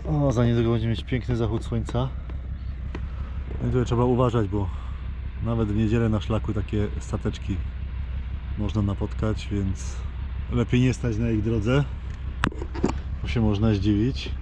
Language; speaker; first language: Polish; native; Polish